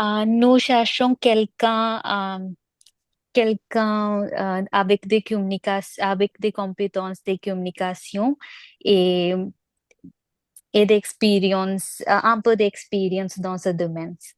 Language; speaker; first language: French; non-native, learner; Punjabi